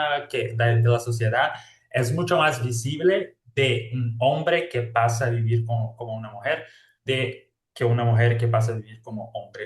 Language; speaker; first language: Spanish; non-native, fluent; Portuguese